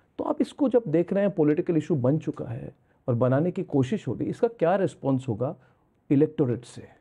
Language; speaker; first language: Hindi; non-native, local second language; Bangla